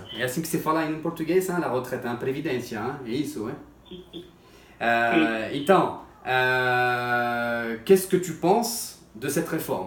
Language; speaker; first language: Portuguese; non-native, fluent; French